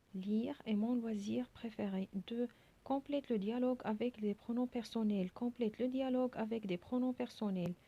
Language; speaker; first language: French; non-native, local second language; Arabic